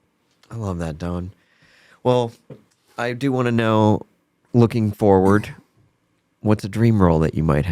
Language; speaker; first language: English; native; English